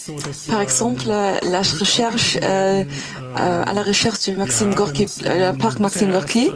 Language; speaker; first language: French; non-native, fluent; German